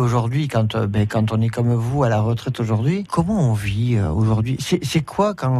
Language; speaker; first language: French; native; French